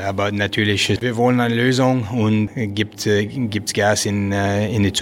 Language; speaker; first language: German; non-native, learner; French